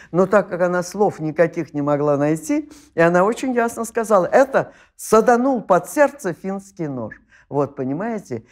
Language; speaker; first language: Russian; native; Russian